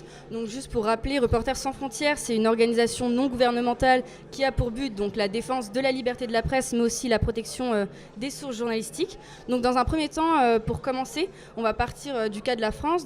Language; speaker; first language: French; native; French